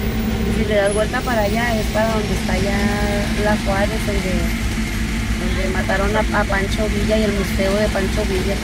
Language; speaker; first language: Spanish; native; Spanish